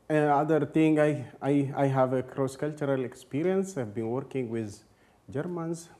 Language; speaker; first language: English; non-native, fluent; Amharic